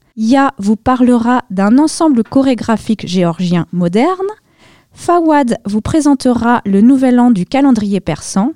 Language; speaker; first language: French; native; French